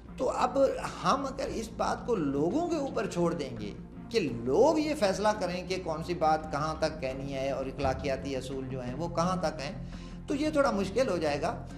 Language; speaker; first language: Urdu; non-native, local second language; Baluchi